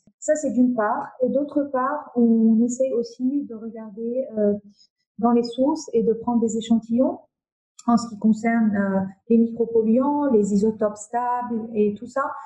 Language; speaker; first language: French; non-native, local second language; Arabic